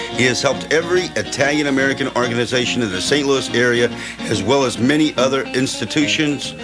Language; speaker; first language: English; native; English